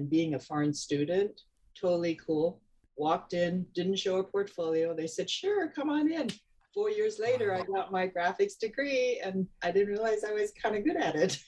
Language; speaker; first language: English; non-native, local second language; Cantonese